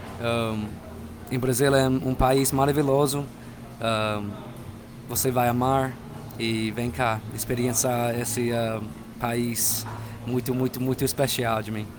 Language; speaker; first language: Portuguese; non-native, learner; English